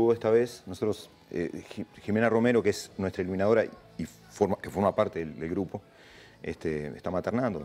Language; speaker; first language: Spanish; native; Spanish